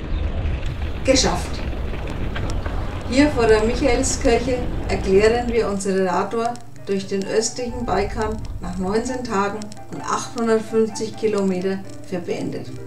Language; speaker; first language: German; native; German